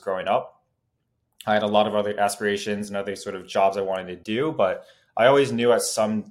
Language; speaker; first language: English; native; English